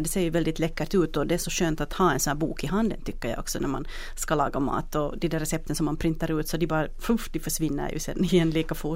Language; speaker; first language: Swedish; native; Swedish